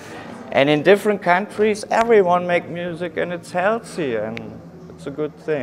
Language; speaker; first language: English; non-native, fluent; German